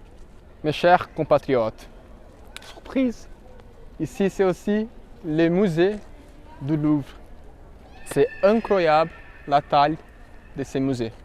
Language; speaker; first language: French; non-native, learner; Portuguese